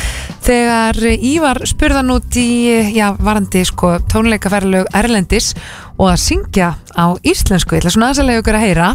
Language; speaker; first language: Icelandic; native; Icelandic